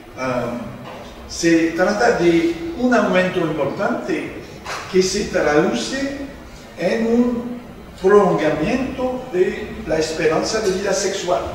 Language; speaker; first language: Spanish; non-native, fluent; French